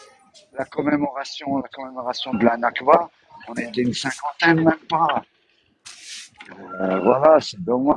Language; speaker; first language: French; native; French